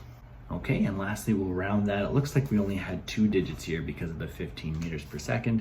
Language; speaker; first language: English; native; English